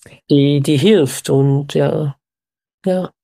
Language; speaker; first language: German; non-native, fluent; English